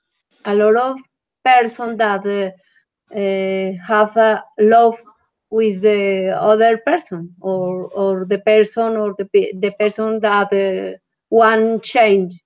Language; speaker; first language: English; non-native, learner; Spanish